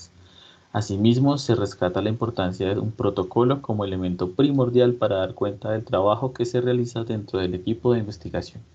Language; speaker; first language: Spanish; native; Spanish